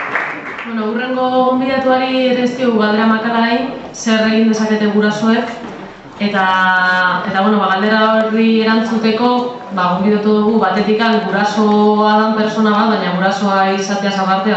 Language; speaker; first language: Basque; native; Basque